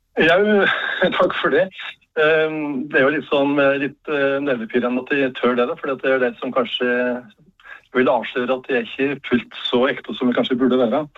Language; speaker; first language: Norwegian; native; Norwegian